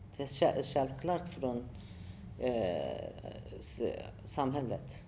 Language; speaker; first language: Swedish; non-native, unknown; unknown